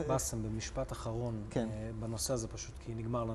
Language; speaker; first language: Hebrew; native; Hebrew